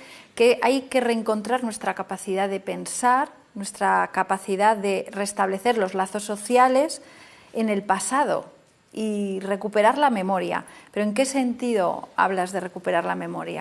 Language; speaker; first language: Spanish; native; Spanish